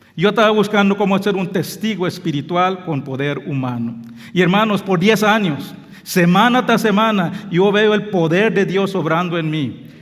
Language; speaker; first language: Spanish; non-native, local second language; English